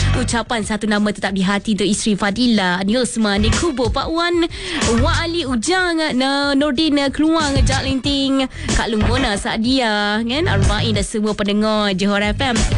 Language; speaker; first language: Malay; native; Malay